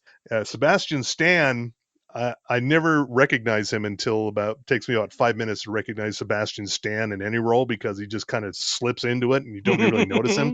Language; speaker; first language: English; native; English